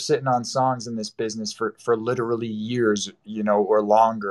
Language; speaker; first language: English; native; English